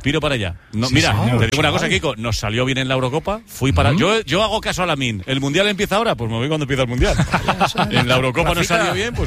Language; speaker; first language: Spanish; native; Spanish